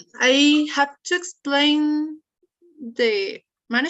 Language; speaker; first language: English; non-native, learner; Spanish